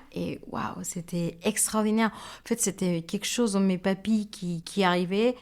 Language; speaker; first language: French; non-native, fluent; Spanish